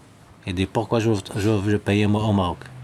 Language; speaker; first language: French; non-native, learner; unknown